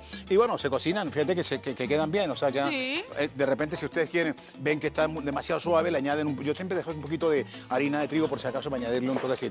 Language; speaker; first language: Spanish; native; Spanish